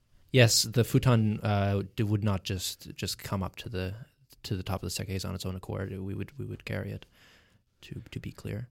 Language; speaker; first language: English; native; English